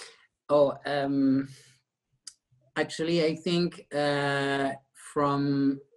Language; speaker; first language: English; non-native, learner; French